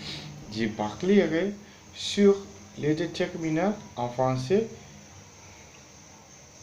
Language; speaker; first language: French; non-native, learner; Spanish